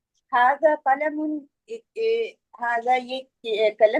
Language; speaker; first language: Arabic; non-native, learner; Urdu